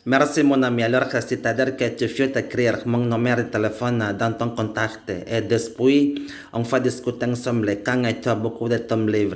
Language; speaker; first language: French; non-native, learner; Indonesian